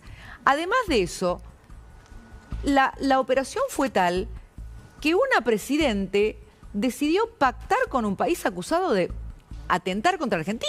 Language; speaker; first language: Spanish; native; Spanish